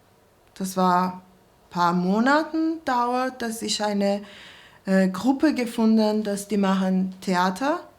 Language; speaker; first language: German; non-native, learner; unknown